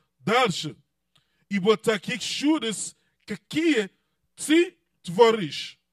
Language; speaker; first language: Russian; non-native, learner; English